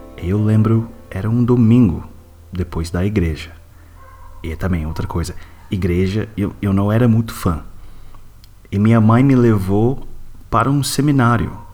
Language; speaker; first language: Portuguese; non-native, fluent; English